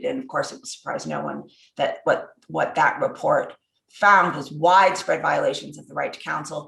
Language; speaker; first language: English; native; English